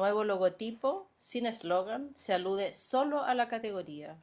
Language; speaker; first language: Spanish; native; Spanish